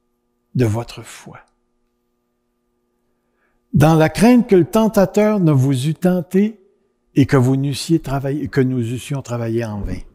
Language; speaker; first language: French; native; French